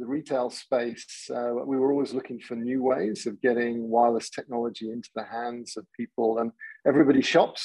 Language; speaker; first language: English; native; English